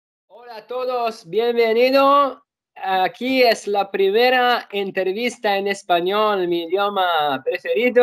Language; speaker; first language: Spanish; non-native, learner; Italian